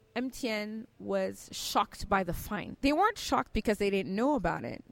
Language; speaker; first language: English; native; English